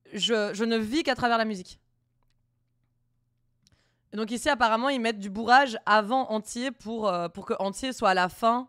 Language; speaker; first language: French; native; French